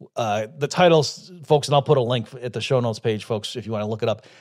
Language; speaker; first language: English; native; English